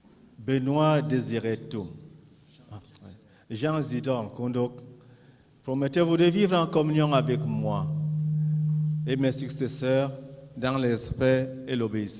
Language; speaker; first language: French; native; French